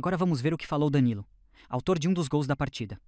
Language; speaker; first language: Portuguese; native; Portuguese